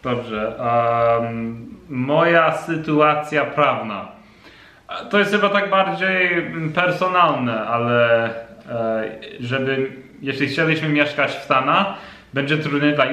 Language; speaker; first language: Polish; non-native, learner; English